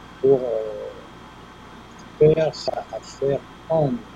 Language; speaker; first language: French; non-native, fluent; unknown